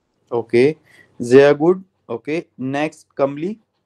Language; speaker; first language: English; non-native, local second language; Hindi